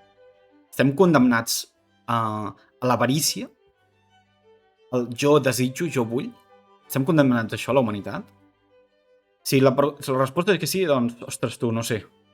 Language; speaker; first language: Catalan; native; Catalan